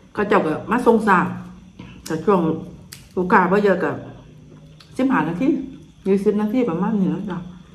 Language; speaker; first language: Thai; native; Thai